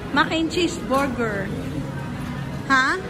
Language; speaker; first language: English; non-native, local second language; Filipino